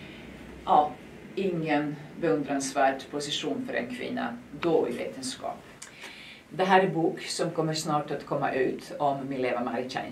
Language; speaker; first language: Swedish; non-native, fluent; Serbian